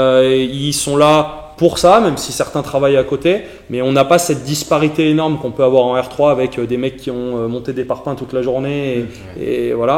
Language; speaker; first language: French; native; French